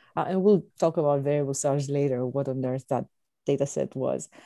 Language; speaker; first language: English; non-native, fluent; Greek